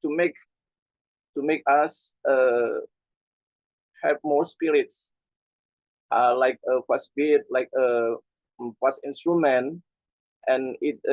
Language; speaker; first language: English; non-native, learner; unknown